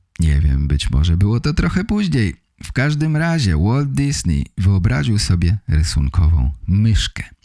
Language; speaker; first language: Polish; native; Polish